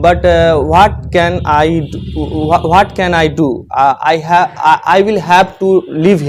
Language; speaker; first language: English; non-native, learner; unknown